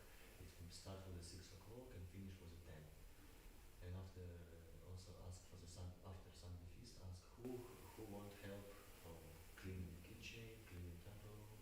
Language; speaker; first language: English; non-native, learner; Russian